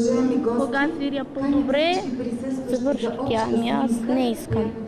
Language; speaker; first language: Bulgarian; non-native, learner; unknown